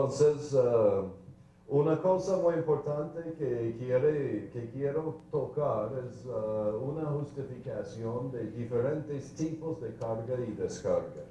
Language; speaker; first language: Spanish; non-native, fluent; English